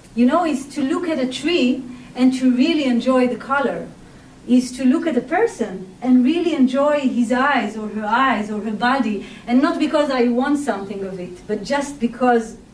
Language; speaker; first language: English; non-native, fluent; Hebrew